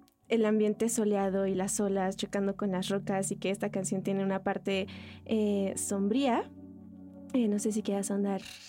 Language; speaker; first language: Spanish; native; Spanish